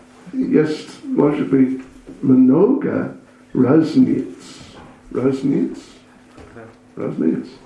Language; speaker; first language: Russian; non-native, learner; English